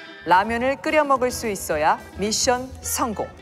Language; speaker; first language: Korean; native; Korean